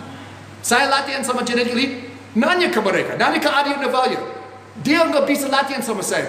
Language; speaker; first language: Indonesian; non-native, fluent; English